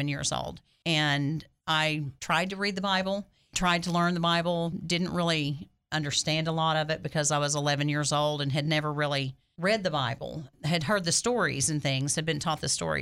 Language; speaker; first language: English; native; English